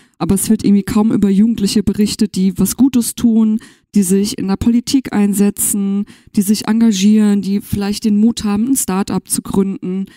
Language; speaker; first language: German; native; German